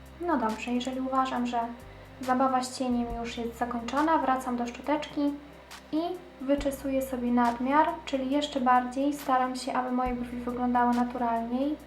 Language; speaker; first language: Polish; native; Polish